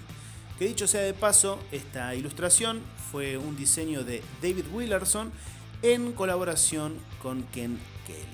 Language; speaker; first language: Spanish; native; Spanish